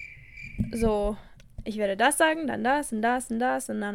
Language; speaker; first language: German; non-native, learner; English